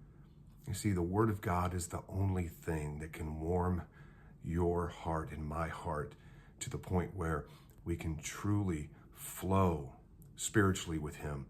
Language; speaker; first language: English; native; English